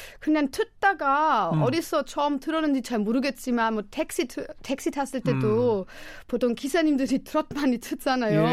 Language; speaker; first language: Korean; non-native, fluent; German